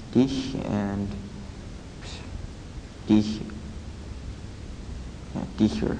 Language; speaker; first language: German; non-native, learner; English